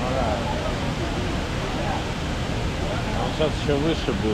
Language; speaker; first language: Russian; native; Russian